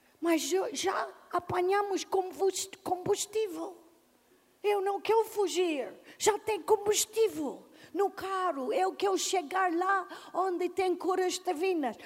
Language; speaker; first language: Portuguese; non-native, learner; English